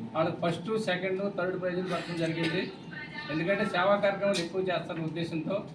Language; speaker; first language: Telugu; native; Telugu